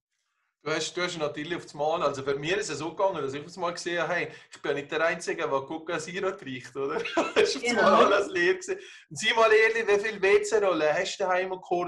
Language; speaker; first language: German; native; German